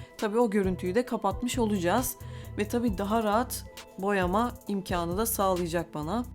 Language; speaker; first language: Turkish; native; Turkish